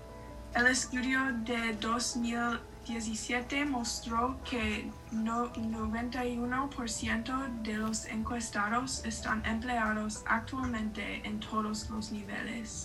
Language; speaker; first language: Spanish; non-native, learner; English